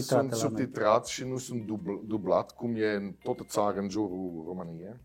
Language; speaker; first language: Romanian; non-native, learner; Dutch